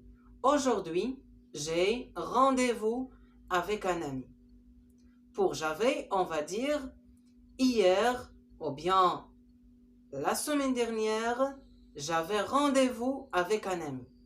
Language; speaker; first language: French; non-native, local second language; Arabic